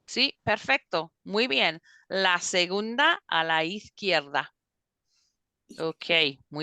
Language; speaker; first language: Spanish; non-native, fluent; English